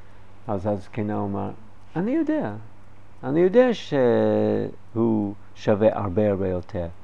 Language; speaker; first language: Hebrew; non-native, fluent; English